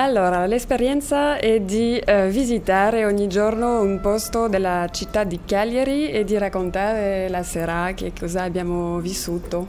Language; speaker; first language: Italian; non-native, learner; French